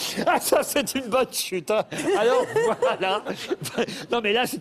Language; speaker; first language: French; native; French